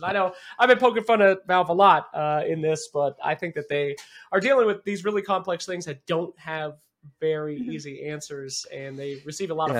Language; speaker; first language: English; native; English